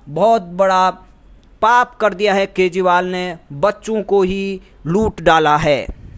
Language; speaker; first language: Hindi; native; Hindi